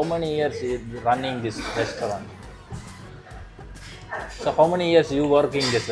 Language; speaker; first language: English; non-native, learner; Tamil